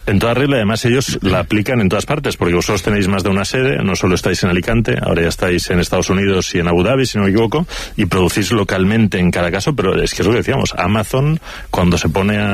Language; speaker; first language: Spanish; native; Spanish